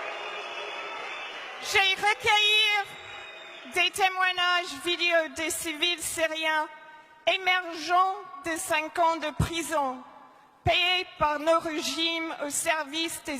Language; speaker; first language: French; non-native, fluent; English